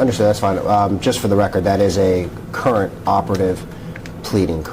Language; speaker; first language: English; native; English